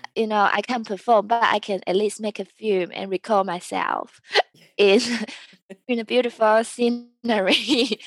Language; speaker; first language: English; early bilingual, other home language; Chinese